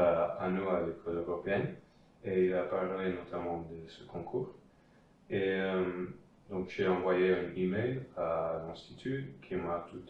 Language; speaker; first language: French; non-native, fluent; Dutch